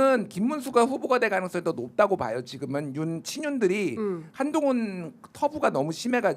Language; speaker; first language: Korean; native; Korean